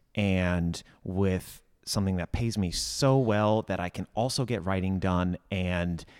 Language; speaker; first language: English; native; English